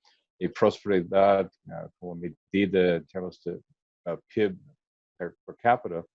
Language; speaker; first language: Spanish; non-native, learner; English